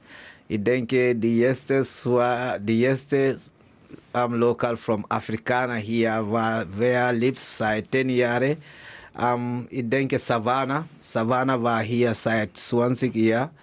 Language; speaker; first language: German; non-native, learner; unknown